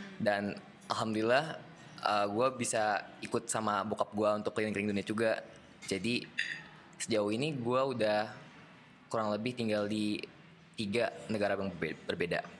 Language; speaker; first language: Indonesian; native; Indonesian